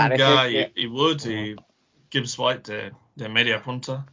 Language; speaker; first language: Spanish; non-native, learner; English